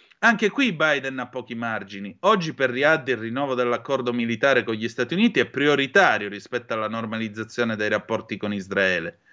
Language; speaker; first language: Italian; native; Italian